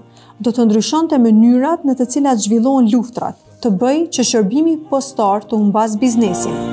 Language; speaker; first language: Albanian; native; Albanian